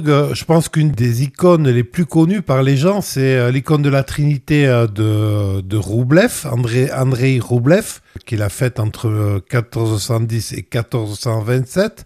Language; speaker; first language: French; native; French